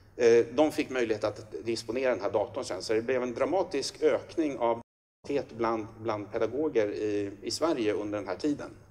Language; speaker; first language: Swedish; native; Swedish